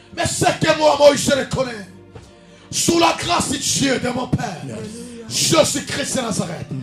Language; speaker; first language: French; non-native, local second language; Swahili